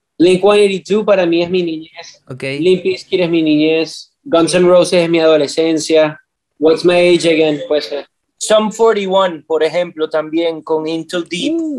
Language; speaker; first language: Spanish; native; Spanish